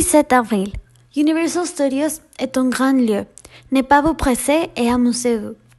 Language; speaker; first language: French; non-native, learner; Spanish